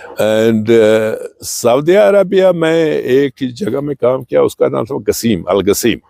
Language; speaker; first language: Urdu; non-native, local second language; Kashmiri